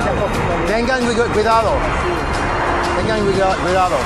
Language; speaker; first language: Spanish; non-native, learner; English